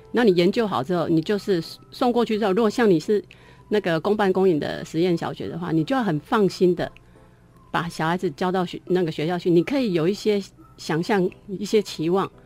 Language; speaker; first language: Chinese; native; Chinese